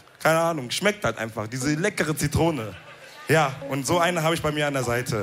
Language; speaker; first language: German; early bilingual, other home language; Wolof